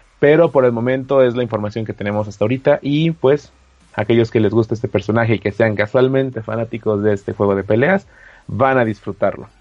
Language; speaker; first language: Spanish; native; Spanish